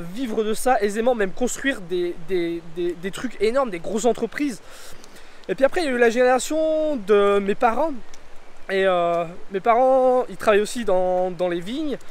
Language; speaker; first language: French; native; French